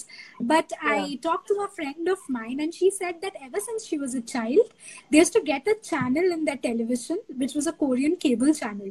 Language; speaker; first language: English; non-native, local second language; Bangla